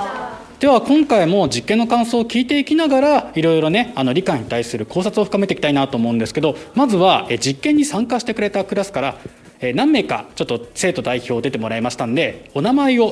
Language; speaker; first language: Japanese; native; Japanese